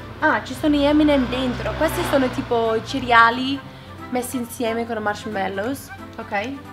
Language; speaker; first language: Italian; early bilingual, heritage; English